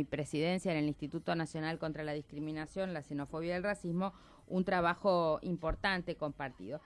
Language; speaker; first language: Spanish; native; Spanish